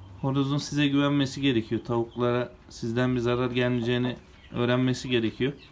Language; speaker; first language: Turkish; native; Turkish